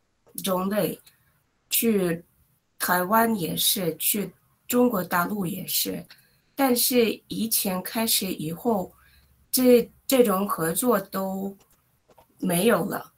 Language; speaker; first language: Chinese; non-native, fluent; Russian